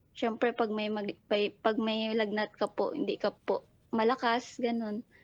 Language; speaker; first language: Filipino; non-native, local second language; Cebuano